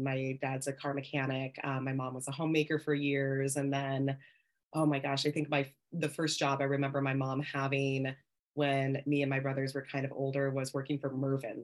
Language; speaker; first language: English; native; English